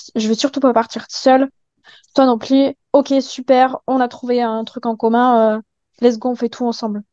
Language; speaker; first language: French; native; French